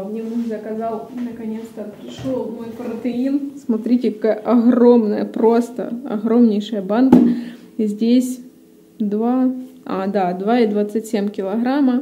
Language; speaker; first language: Russian; native; Russian